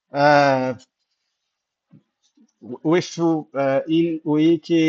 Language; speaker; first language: English; non-native, learner; Portuguese